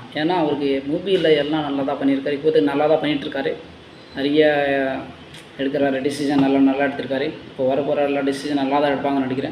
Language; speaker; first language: Tamil; non-native, learner; Hindi